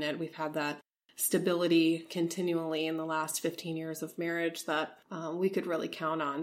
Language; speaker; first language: English; native; English